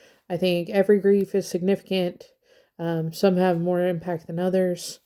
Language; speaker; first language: English; native; English